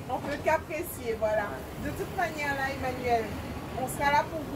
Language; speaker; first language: French; native; French